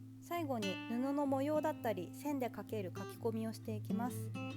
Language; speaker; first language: Japanese; native; Japanese